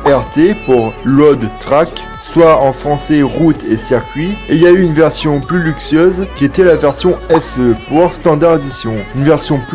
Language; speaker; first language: French; native; French